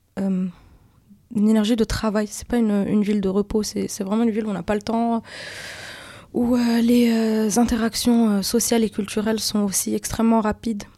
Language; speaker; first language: French; non-native, local second language; Arabic